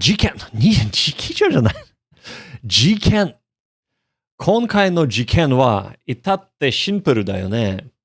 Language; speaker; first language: Japanese; non-native, learner; English